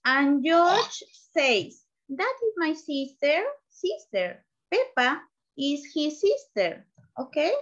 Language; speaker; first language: English; non-native, learner; Spanish